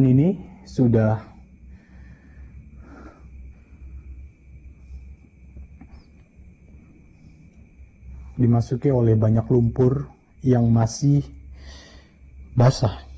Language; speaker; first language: Indonesian; native; Indonesian